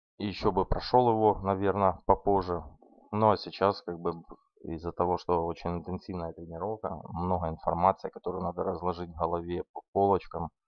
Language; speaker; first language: Russian; native; Russian